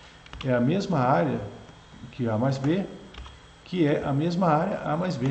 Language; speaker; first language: Portuguese; native; Portuguese